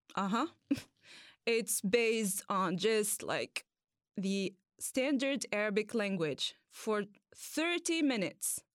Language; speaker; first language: English; non-native, fluent; Arabic